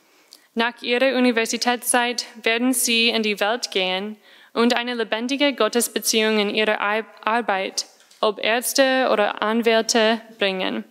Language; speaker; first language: German; non-native, fluent; English